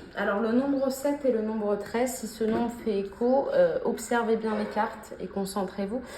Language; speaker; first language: French; native; French